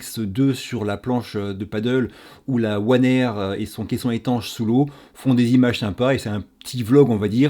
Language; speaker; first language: French; native; French